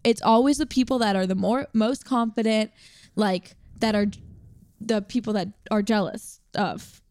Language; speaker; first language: English; native; English